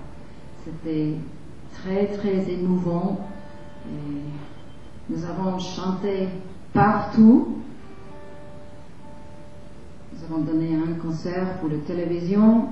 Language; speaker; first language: French; non-native, fluent; English